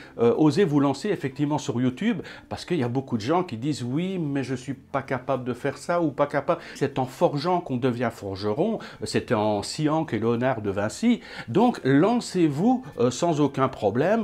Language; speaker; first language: French; native; French